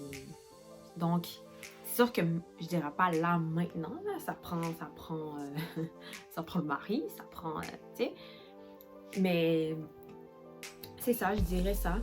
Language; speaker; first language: French; native; French